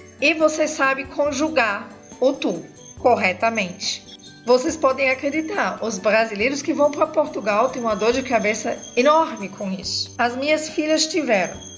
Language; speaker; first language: Portuguese; non-native, fluent; German